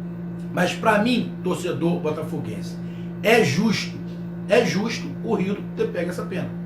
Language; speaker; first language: Portuguese; native; Portuguese